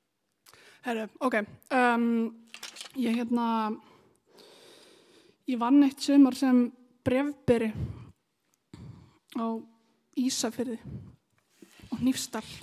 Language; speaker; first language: Icelandic; native; Icelandic